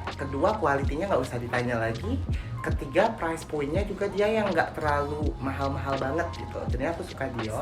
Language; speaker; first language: Indonesian; non-native, local second language; Balinese